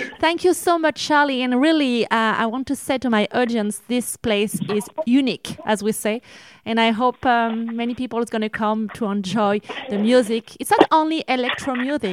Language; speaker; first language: English; non-native, learner; French